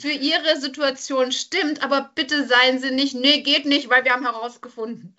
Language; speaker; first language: German; native; German